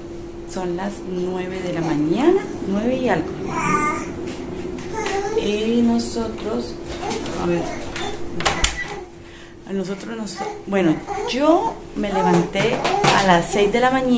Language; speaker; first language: Spanish; native; Spanish